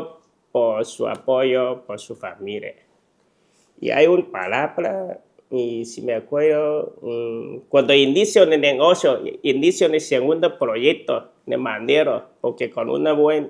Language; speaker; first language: Spanish; non-native, learner; Chinese